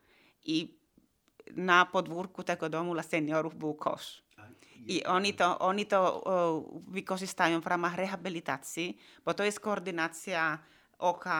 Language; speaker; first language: Polish; non-native, fluent; Finnish